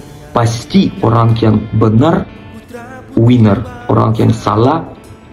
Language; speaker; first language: Indonesian; non-native, learner; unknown